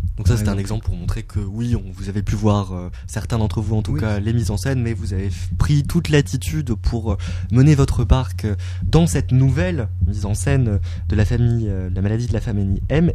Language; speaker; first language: French; native; French